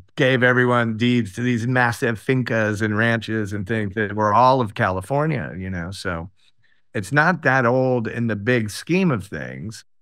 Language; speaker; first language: English; native; English